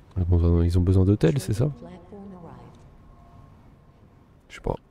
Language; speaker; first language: French; native; French